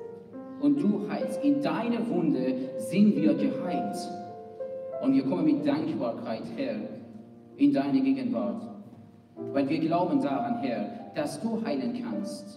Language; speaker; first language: German; non-native, fluent; Persian